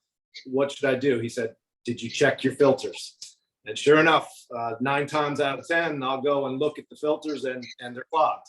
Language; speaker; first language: English; native; English